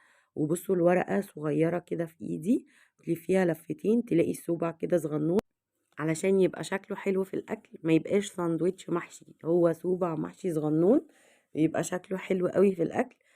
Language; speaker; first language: Arabic; native; Arabic